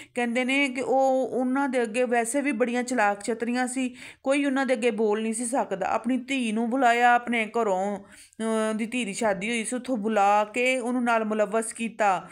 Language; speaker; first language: Punjabi; native; Punjabi